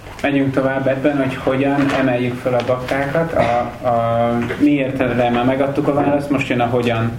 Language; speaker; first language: Hungarian; native; Hungarian